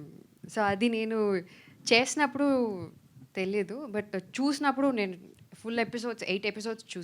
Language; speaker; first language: Telugu; non-native, fluent; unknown